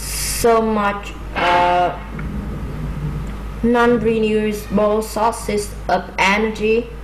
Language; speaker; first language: English; non-native, learner; Vietnamese